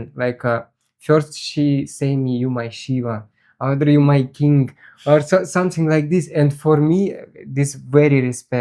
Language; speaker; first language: English; non-native, learner; Russian